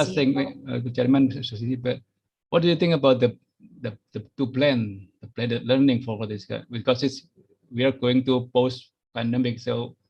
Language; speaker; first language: English; non-native, fluent; Indonesian